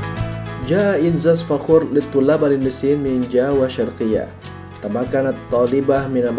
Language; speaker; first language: Arabic; non-native, fluent; Indonesian